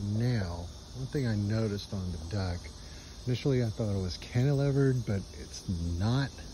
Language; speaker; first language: English; native; English